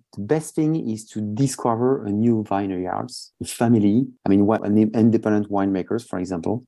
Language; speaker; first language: English; non-native, fluent; French